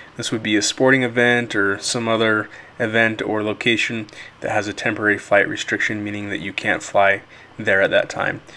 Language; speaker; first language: English; native; English